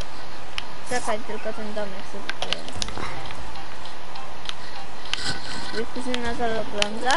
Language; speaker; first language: Polish; early bilingual, heritage; Polish